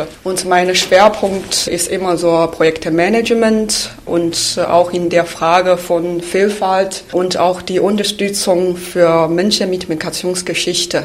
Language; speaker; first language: German; non-native, fluent; Chinese